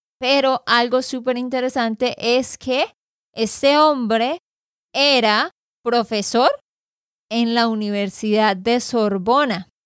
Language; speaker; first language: Spanish; native; Spanish